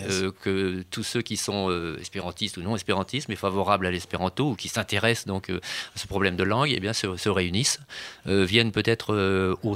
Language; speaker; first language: French; native; French